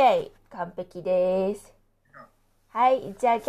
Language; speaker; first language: Japanese; non-native, fluent; Chinese